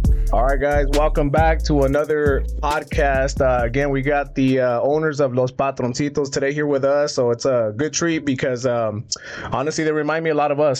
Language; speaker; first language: English; early bilingual, other home language; Spanish